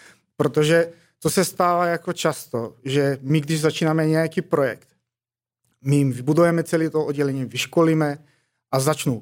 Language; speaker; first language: Czech; non-native, fluent; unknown